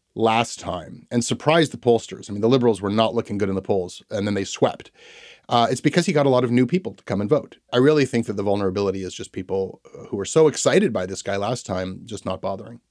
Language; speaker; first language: English; native; English